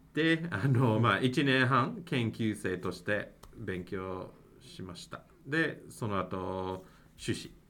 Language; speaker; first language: Japanese; non-native, fluent; English